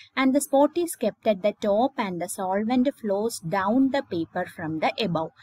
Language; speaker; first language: English; non-native, local second language; Malayalam